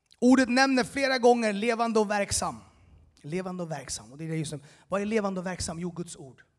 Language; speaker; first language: Swedish; early bilingual, other home language; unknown